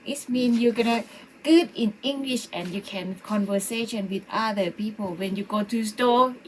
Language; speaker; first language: English; non-native, learner; Thai